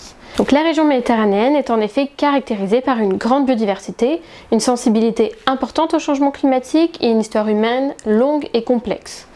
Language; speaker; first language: French; native; French